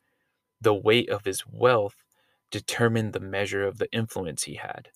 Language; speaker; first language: English; native; English